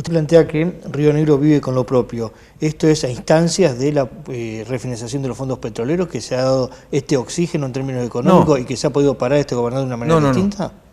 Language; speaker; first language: Spanish; native; Spanish